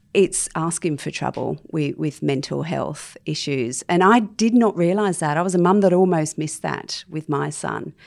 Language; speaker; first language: English; native; English